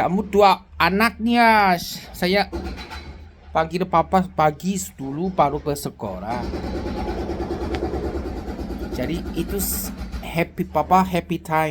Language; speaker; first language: Indonesian; non-native, learner; Chinese